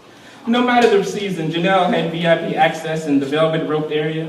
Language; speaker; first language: English; native; English